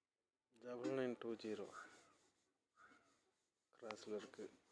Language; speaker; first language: Tamil; native; Tamil